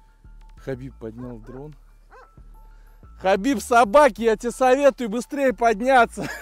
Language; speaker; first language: Russian; native; Russian